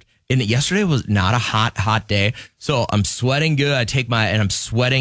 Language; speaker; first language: English; native; English